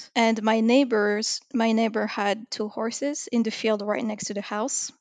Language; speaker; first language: English; non-native, fluent; French